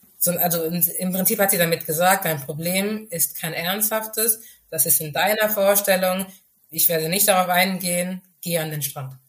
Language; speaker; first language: German; early bilingual, other home language; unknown